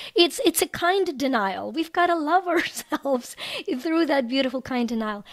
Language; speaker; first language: English; non-native, fluent; Ukrainian